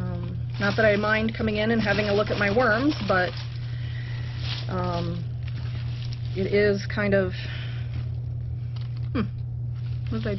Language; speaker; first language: English; native; English